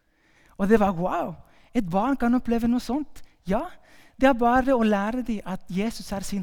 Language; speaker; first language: Norwegian; non-native, fluent; Spanish